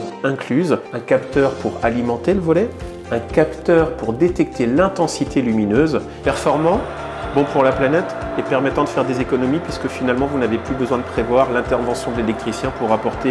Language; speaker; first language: French; native; French